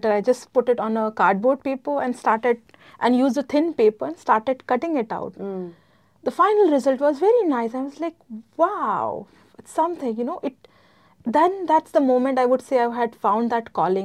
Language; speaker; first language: English; non-native, local second language; Gujarati